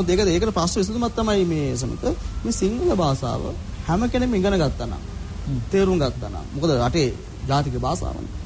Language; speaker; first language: Sinhala; non-native, local second language; Tamil